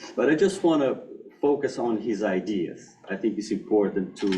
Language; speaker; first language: English; non-native, fluent; Portuguese